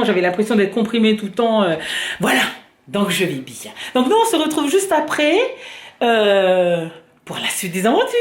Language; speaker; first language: French; native; French